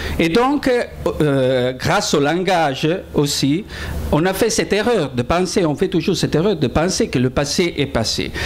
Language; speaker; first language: French; non-native, fluent; Italian